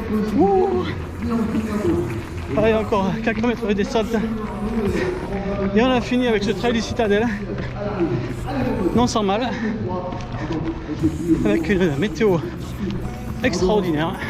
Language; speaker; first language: French; native; French